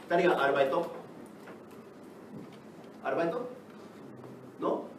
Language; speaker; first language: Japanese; non-native, learner; English